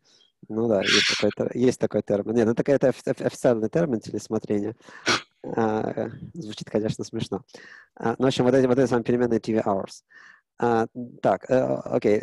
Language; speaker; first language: Russian; native; Russian